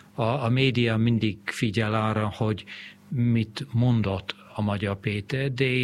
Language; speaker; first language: Hungarian; early bilingual, heritage; English